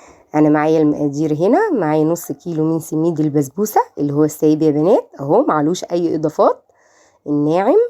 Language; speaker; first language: Arabic; native; Arabic